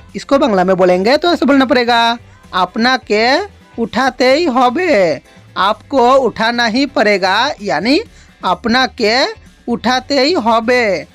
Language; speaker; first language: Hindi; native; Hindi